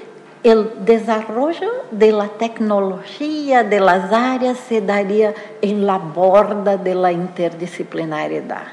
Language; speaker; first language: Spanish; non-native, fluent; Portuguese